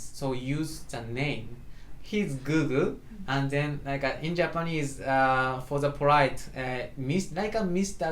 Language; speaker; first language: English; non-native, learner; Japanese